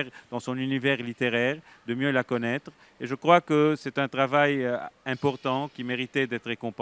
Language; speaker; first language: French; native; French